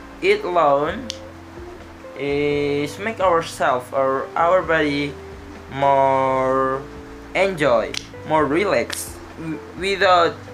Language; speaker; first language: English; non-native, learner; Indonesian